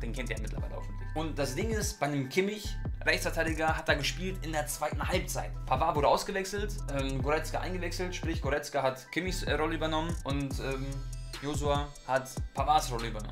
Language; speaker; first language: German; native; German